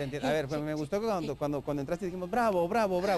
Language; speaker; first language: Spanish; native; Spanish